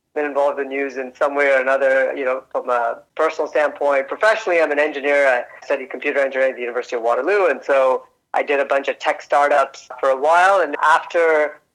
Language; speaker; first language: English; early bilingual, other home language; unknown